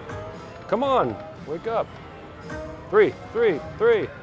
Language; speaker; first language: English; native; English